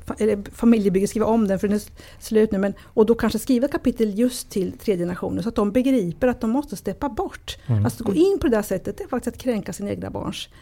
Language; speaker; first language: Swedish; early bilingual, other home language; Italian